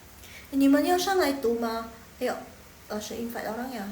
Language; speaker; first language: Chinese; non-native, fluent; Indonesian